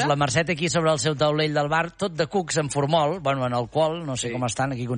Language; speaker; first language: Catalan; native; Catalan